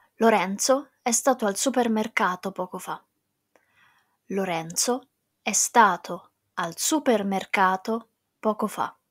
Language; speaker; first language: Italian; non-native, fluent; English